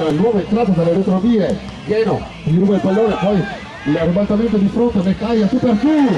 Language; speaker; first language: Italian; native; Italian